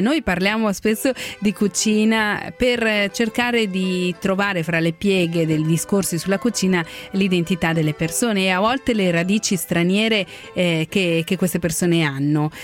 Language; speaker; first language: Italian; native; Italian